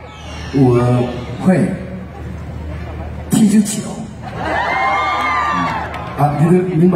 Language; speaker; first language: Chinese; non-native, learner; Korean